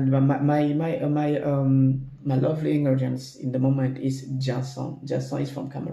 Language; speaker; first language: English; non-native, learner; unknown